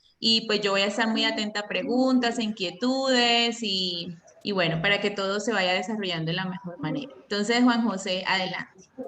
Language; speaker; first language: Spanish; native; Spanish